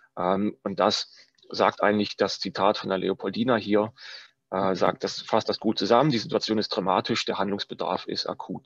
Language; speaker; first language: German; native; German